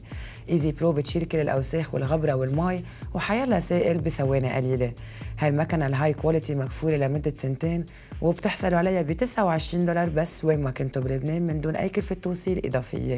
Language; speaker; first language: Arabic; native; Arabic